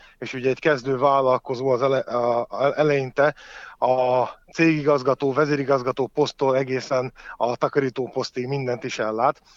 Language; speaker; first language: Hungarian; native; Hungarian